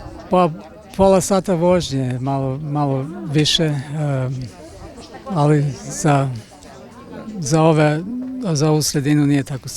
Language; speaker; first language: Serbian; early bilingual, heritage; Serbian